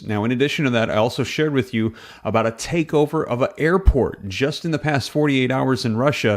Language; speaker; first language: English; native; English